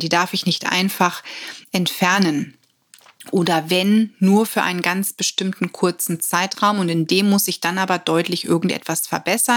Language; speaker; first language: German; native; German